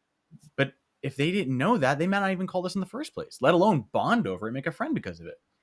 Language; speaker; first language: English; native; English